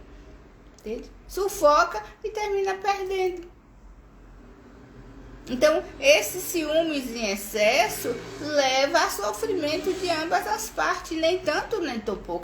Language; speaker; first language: Portuguese; native; Portuguese